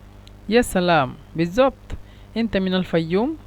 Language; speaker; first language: Arabic; non-native, fluent; Bangla